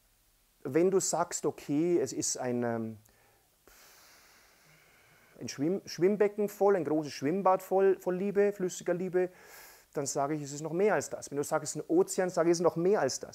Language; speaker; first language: German; native; German